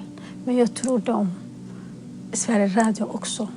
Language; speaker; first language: Swedish; non-native, fluent; Somali